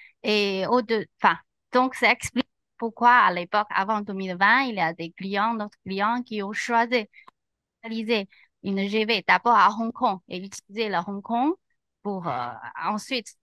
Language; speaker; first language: French; non-native, fluent; Chinese